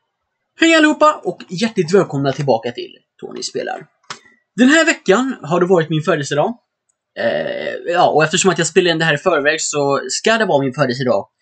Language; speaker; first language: Swedish; native; Swedish